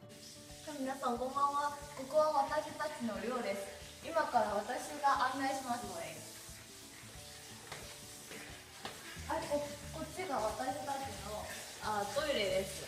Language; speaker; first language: Japanese; non-native, learner; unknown